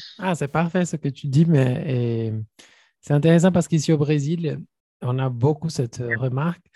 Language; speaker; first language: French; non-native, fluent; Portuguese